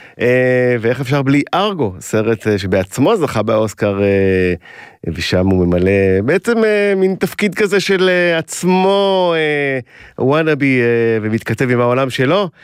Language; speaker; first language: Hebrew; native; Hebrew